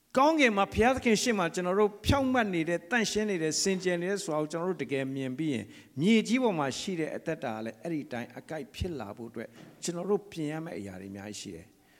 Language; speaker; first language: Burmese; native; Burmese